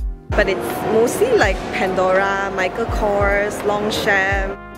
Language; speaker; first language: English; non-native, local second language; Chinese